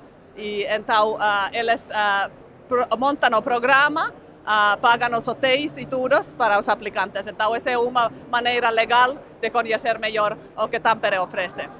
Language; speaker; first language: Portuguese; non-native, fluent; Finnish